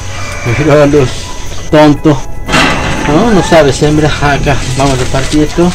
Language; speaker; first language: Spanish; native; Spanish